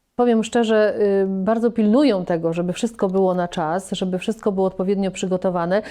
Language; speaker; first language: Polish; native; Polish